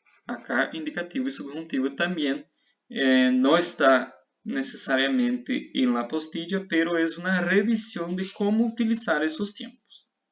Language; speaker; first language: Spanish; non-native, fluent; Portuguese